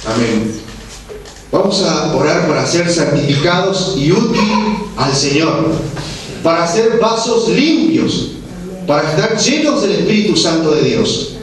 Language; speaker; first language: Spanish; non-native, fluent; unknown